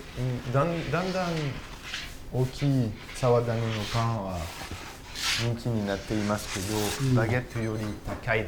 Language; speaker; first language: Japanese; non-native, learner; French